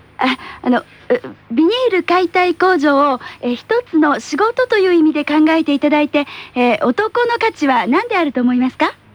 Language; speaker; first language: Japanese; native; Japanese